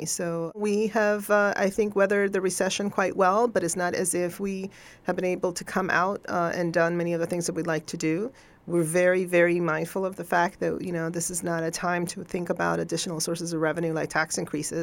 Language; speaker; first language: English; non-native, fluent; Spanish